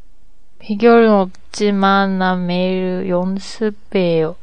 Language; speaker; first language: Korean; non-native, learner; Japanese